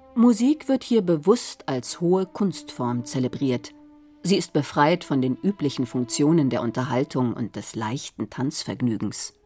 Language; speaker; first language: German; native; German